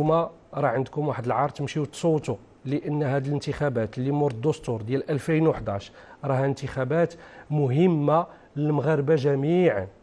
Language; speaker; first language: Arabic; native; Arabic